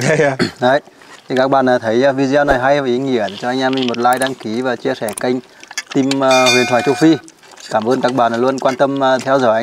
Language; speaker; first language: Vietnamese; native; Vietnamese